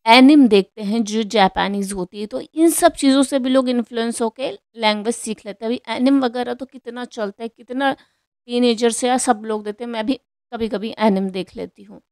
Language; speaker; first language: Hindi; native; Hindi